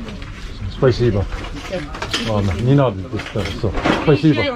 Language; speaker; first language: Russian; non-native, learner; English